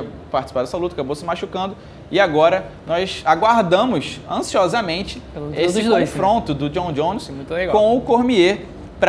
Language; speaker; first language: Portuguese; native; Portuguese